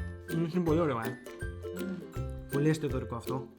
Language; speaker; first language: Greek; non-native, learner; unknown